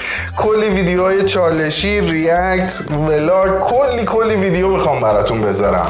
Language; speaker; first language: Persian; native; Persian